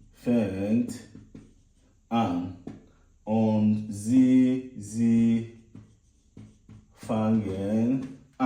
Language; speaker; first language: German; non-native, learner; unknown